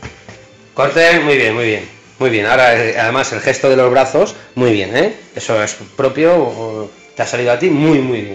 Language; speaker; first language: Spanish; native; Spanish